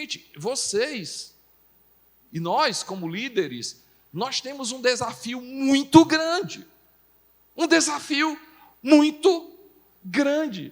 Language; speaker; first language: Portuguese; native; Portuguese